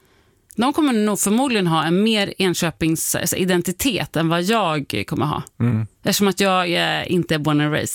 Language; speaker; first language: Swedish; native; Swedish